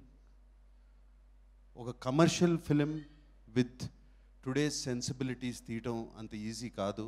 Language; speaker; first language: Telugu; native; Telugu